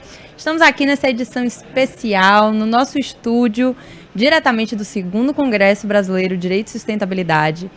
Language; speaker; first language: Portuguese; native; Portuguese